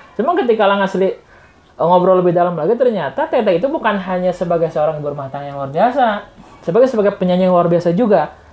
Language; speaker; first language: Indonesian; non-native, local second language; Sundanese